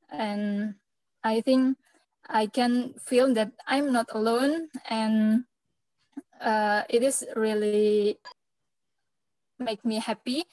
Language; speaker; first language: English; non-native, learner; Indonesian